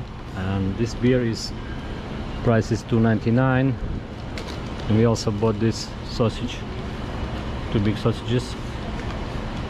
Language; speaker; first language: English; non-native, fluent; Russian